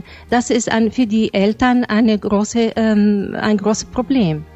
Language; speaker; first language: German; non-native, fluent; Arabic